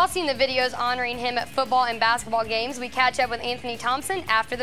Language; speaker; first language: English; native; English